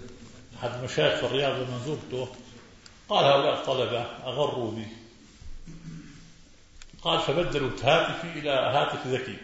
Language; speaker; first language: Arabic; native; Arabic